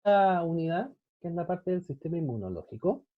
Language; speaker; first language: Spanish; native; Spanish